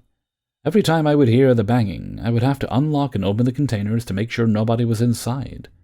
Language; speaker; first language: English; native; English